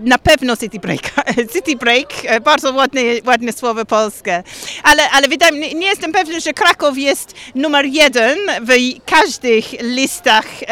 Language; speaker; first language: Polish; non-native, learner; English